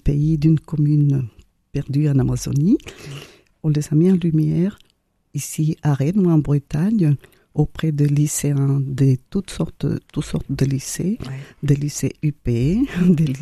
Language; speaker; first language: French; non-native, fluent; Spanish